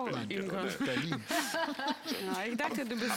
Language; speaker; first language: German; non-native, fluent; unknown